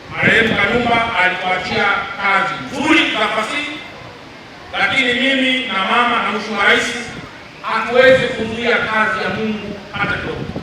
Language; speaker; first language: Swahili; native; Swahili